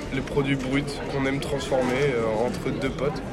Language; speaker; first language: French; native; French